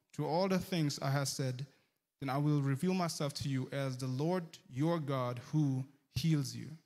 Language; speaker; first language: English; early bilingual, heritage; German